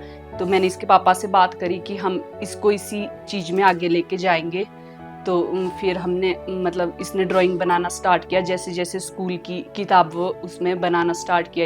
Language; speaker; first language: Hindi; native; Hindi